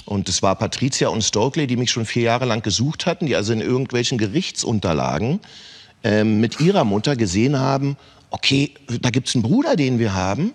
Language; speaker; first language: German; native; German